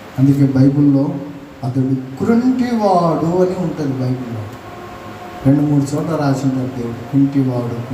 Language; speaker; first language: Telugu; non-native, local second language; Lambadi